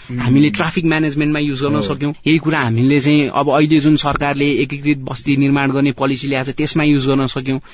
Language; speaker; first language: Nepali; native; Nepali